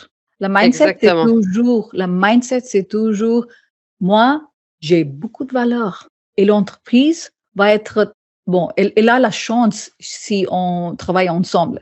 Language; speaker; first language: French; non-native, fluent; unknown